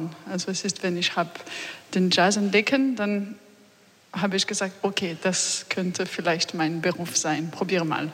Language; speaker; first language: German; non-native, fluent; French